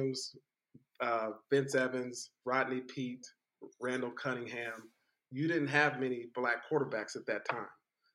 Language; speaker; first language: English; native; English